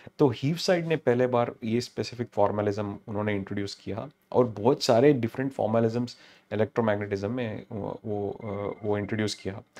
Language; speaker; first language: Hindi; non-native, local second language; Telugu